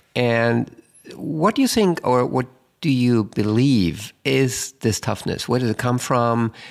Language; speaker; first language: English; non-native, fluent; German